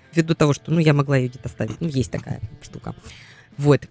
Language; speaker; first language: Russian; native; Russian